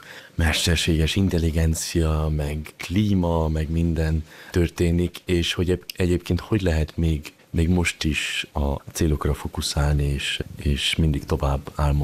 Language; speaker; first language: Hungarian; early bilingual, heritage; German